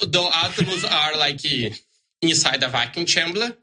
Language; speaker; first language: English; non-native, learner; Portuguese